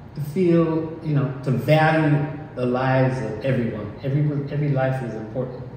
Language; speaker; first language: English; native; English